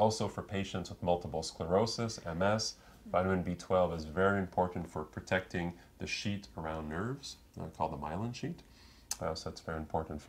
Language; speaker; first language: English; native; English